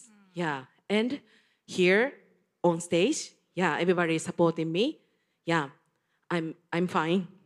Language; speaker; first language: English; non-native, learner; Japanese